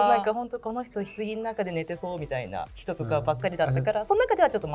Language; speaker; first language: Japanese; native; Japanese